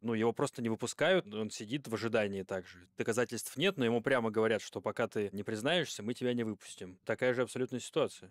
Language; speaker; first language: Russian; native; Russian